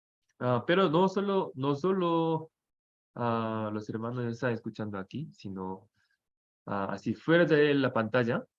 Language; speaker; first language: Spanish; non-native, fluent; Korean